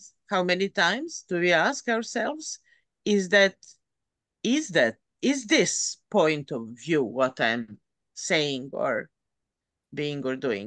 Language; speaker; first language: English; non-native, fluent; Serbian